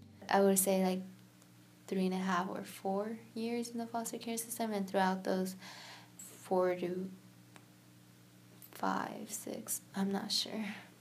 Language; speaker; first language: English; native; English